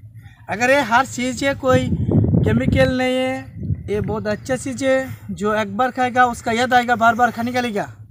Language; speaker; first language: Hindi; non-native, learner; Bangla